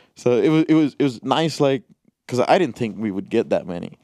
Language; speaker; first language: English; non-native, local second language; Gujarati